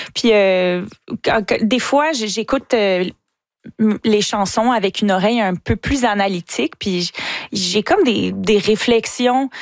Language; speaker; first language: French; native; French